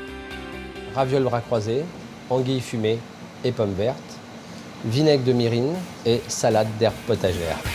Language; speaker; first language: French; native; French